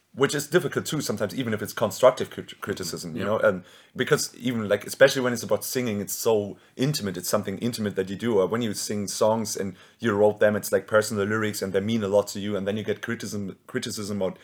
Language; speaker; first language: English; non-native, fluent; German